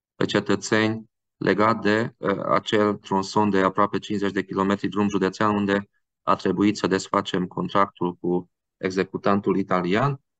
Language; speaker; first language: Romanian; non-native, local second language; Hungarian